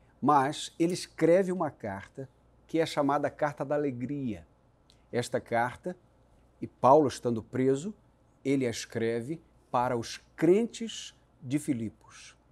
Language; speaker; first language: Portuguese; native; Portuguese